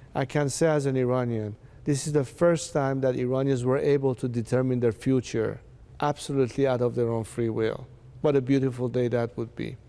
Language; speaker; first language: English; non-native, fluent; Persian